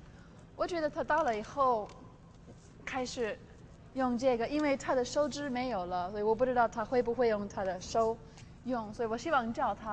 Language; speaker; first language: Chinese; non-native, fluent; English